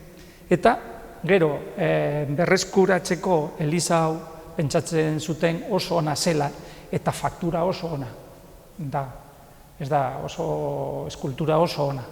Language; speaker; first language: Basque; non-native, local second language; Spanish